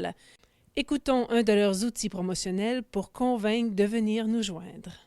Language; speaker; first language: French; native; French